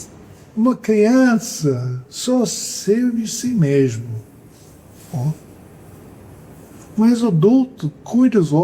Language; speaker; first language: Portuguese; non-native, fluent; English